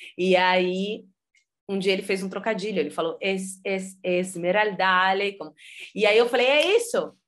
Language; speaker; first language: Portuguese; early bilingual, heritage; Portuguese